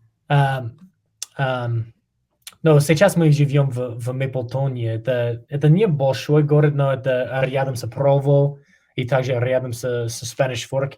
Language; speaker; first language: Russian; non-native, learner; English